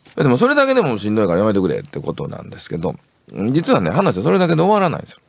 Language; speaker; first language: Japanese; native; Japanese